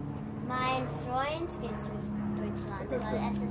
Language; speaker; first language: German; non-native, learner; English